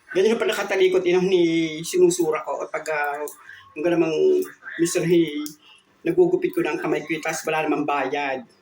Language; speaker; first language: Filipino; native; Filipino